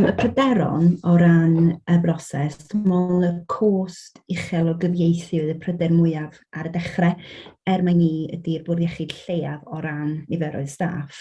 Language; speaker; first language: Welsh; native; Welsh